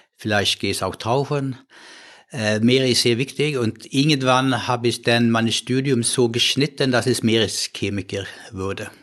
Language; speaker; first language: German; non-native, fluent; Swedish